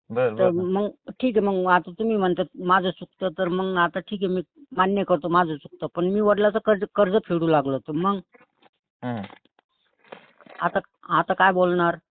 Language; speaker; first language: Marathi; native; Marathi